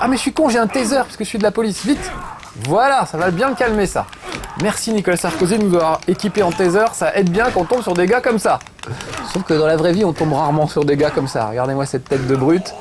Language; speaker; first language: French; native; French